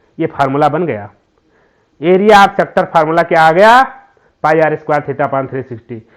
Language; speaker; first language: Hindi; native; Hindi